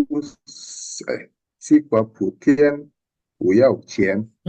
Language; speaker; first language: Chinese; non-native, learner; Indonesian